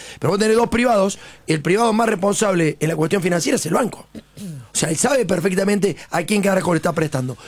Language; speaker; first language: Spanish; native; Spanish